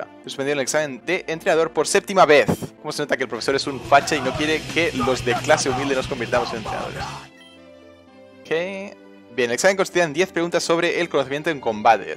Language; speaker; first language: Spanish; native; Spanish